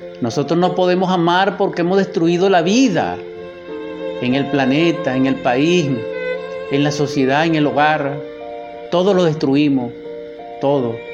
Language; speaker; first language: Spanish; native; Spanish